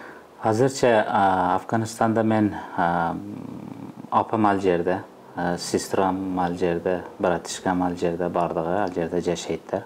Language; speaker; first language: Kyrgyz; non-native, fluent; Uzbek